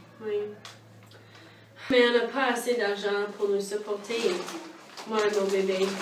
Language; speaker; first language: French; non-native, learner; English